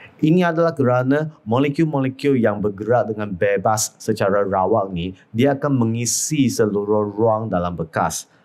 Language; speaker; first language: Malay; non-native, local second language; Chinese